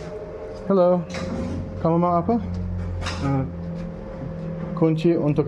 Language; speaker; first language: Indonesian; non-native, learner; English